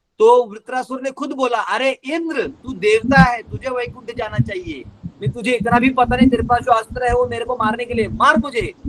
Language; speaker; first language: Hindi; non-native, local second language; Marathi